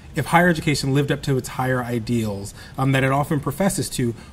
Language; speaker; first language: English; native; English